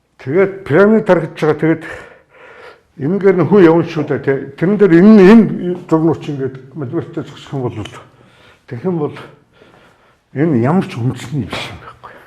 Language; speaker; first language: Mongolian; native; Mongolian